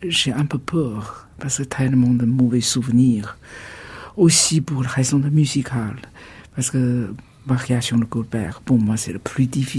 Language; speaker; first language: French; non-native, fluent; Chinese